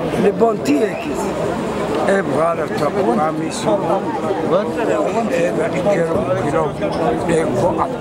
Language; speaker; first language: Greek; non-native, learner; Somali